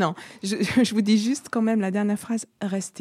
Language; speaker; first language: French; native; French